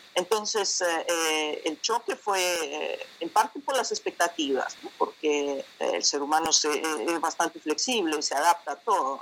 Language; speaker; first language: Spanish; native; Spanish